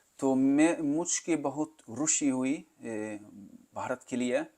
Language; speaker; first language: Hindi; non-native, learner; Swedish